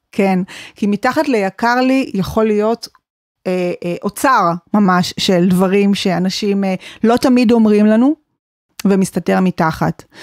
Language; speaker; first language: Hebrew; native; Hebrew